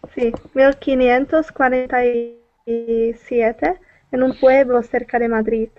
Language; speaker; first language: Spanish; non-native, learner; Czech